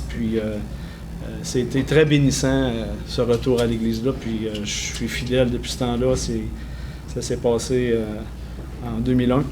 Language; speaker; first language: French; native; French